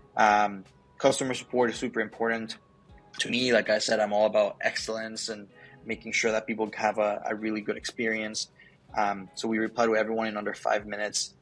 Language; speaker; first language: English; early bilingual, other home language; Spanish